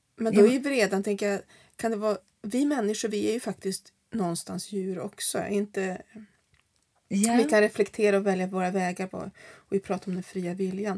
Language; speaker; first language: Swedish; native; Swedish